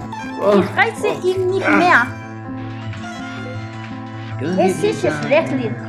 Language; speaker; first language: German; non-native, learner; Spanish